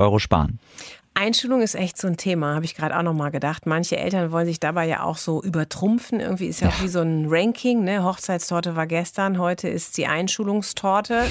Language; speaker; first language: German; native; German